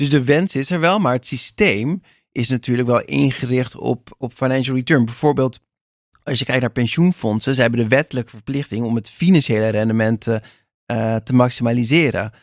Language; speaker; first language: Dutch; native; Dutch